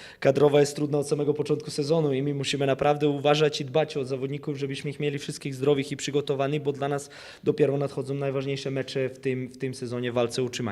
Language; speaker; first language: Polish; non-native, fluent; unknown